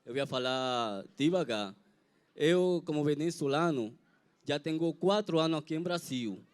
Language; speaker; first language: Portuguese; non-native, learner; Spanish